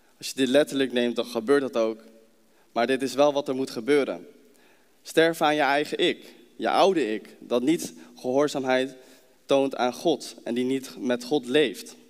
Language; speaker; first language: Dutch; native; Dutch